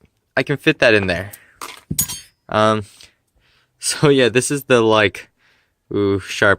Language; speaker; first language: English; native; English